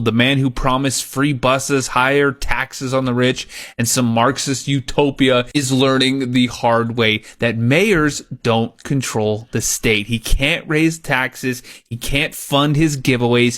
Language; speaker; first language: English; native; English